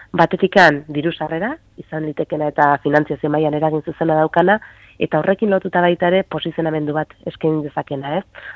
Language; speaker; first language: Basque; native; Basque